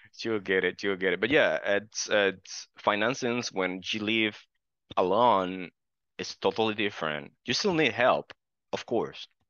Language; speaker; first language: English; non-native, fluent; Spanish